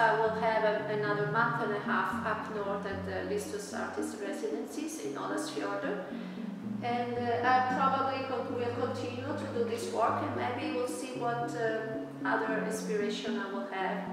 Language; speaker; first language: English; non-native, fluent; Italian